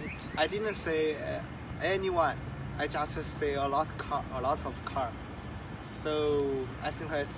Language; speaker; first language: English; non-native, learner; Chinese